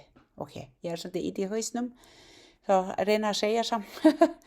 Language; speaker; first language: Icelandic; non-native, learner; Thai